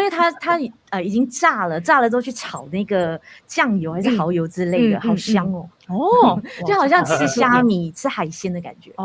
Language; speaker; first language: Chinese; native; Chinese